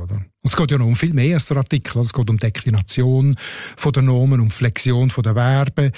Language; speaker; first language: German; native; German